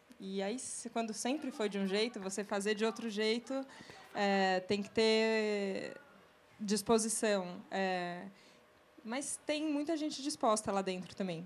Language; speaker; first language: Portuguese; native; Portuguese